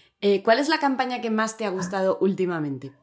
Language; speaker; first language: Spanish; native; Spanish